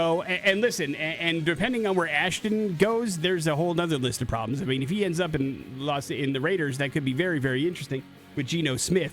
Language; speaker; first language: English; native; English